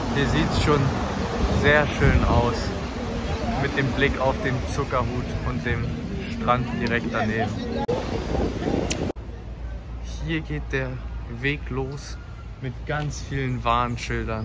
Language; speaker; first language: German; native; German